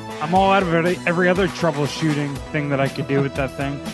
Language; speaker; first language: English; native; English